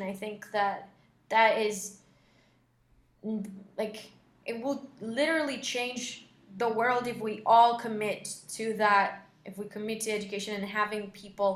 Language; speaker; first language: English; non-native, fluent; Spanish